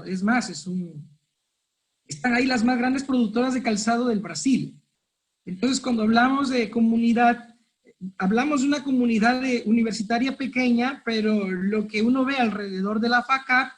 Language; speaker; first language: Spanish; native; Spanish